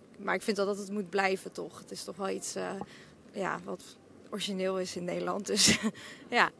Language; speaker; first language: Dutch; native; Dutch